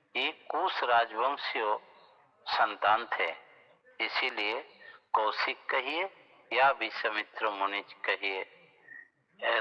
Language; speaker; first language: Hindi; non-native, local second language; Bangla